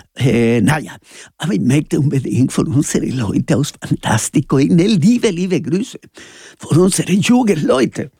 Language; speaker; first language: German; non-native, learner; Spanish